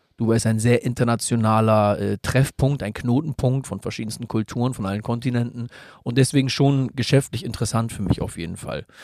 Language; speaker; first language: German; native; German